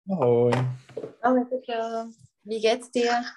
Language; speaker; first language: German; non-native, fluent; Czech